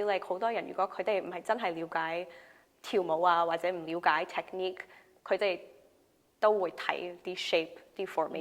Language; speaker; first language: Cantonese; non-native, local second language; English